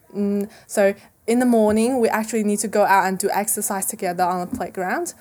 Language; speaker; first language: English; non-native, fluent; Chinese